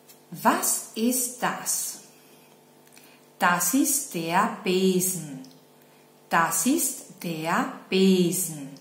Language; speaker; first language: German; non-native, fluent; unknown